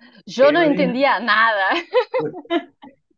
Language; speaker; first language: Spanish; non-native, learner; Portuguese